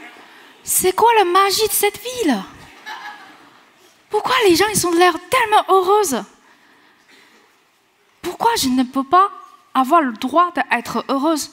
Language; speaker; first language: French; non-native, fluent; Chinese